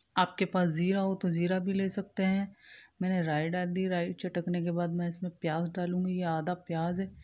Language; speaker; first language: Hindi; native; Hindi